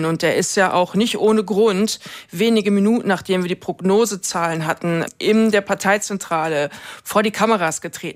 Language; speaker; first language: German; native; German